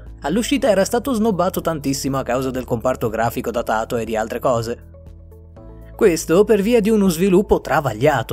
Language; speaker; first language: Italian; native; Italian